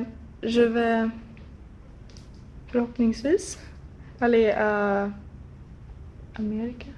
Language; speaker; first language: French; non-native, learner; Swedish